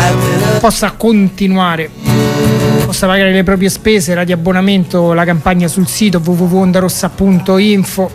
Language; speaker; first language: Italian; native; Italian